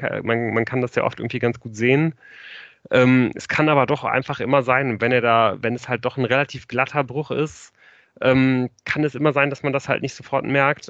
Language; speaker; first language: German; native; German